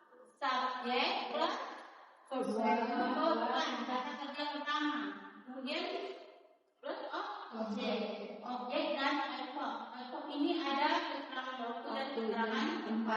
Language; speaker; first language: Indonesian; native; Indonesian